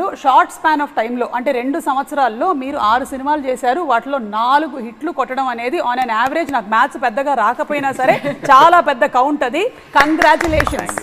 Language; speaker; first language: Telugu; native; Telugu